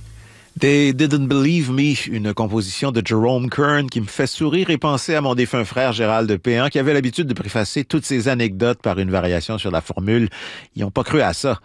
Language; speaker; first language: French; native; French